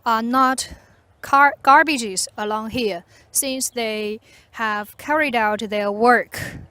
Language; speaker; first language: English; non-native, fluent; Chinese